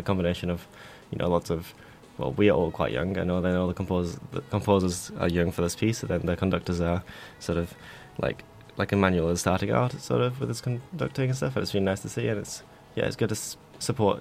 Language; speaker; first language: English; native; English